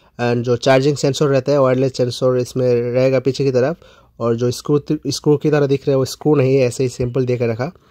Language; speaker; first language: Hindi; non-native, local second language; Bangla